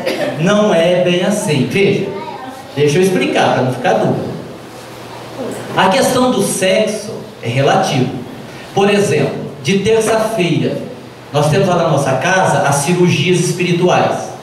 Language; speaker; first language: Portuguese; native; Portuguese